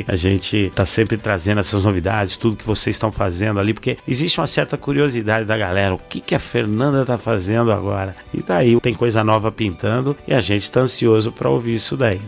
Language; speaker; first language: Portuguese; native; Portuguese